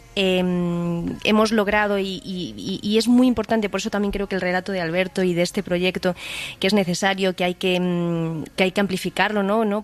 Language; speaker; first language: Spanish; native; Spanish